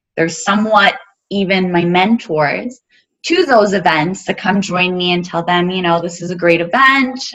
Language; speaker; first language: English; native; English